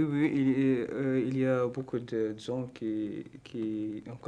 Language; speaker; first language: French; non-native, learner; Arabic